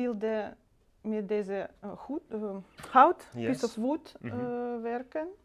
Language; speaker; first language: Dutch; non-native, learner; Russian